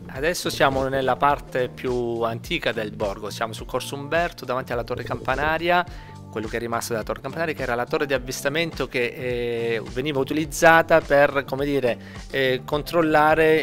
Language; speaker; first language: Italian; native; Italian